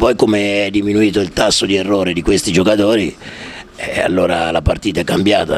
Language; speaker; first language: Italian; native; Italian